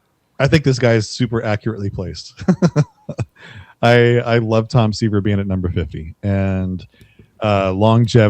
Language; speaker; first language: English; native; English